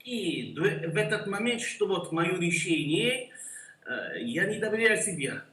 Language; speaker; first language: Russian; non-native, learner; Korean